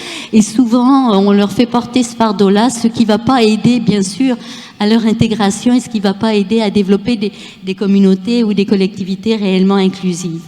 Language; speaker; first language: French; native; French